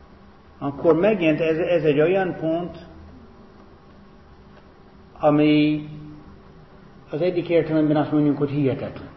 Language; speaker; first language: Hungarian; non-native, fluent; English